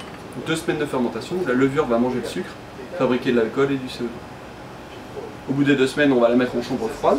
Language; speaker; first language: French; native; French